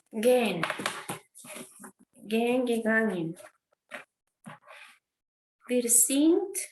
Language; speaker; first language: German; non-native, fluent; Spanish